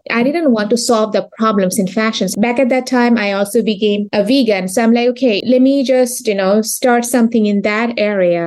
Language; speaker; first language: English; non-native, local second language; Bangla